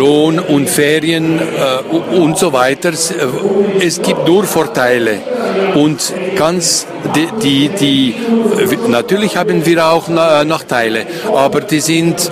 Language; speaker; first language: German; non-native, local second language; French